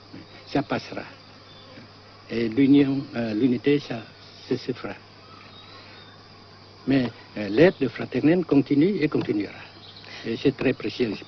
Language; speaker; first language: French; non-native, fluent; Vietnamese